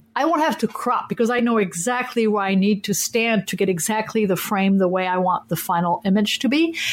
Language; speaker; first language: English; non-native, fluent; French